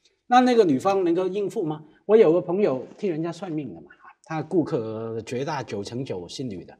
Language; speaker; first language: Chinese; native; Chinese